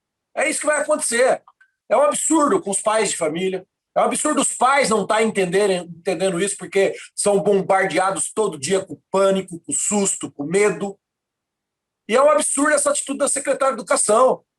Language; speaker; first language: Portuguese; native; Portuguese